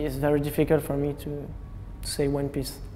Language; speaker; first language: English; non-native, learner; French